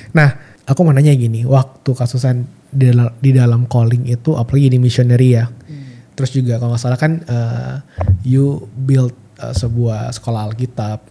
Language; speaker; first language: Indonesian; native; Indonesian